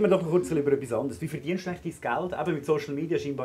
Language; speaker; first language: German; native; German